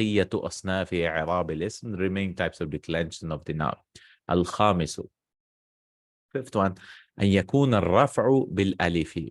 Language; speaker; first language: Arabic; non-native, fluent; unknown